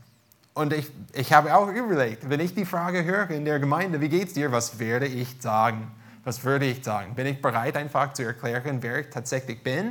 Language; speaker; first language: German; non-native, fluent; English